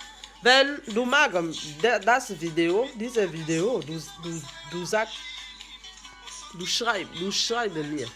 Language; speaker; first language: German; non-native, learner; French